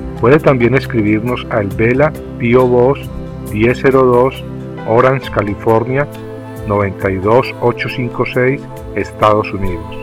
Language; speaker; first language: Spanish; native; Spanish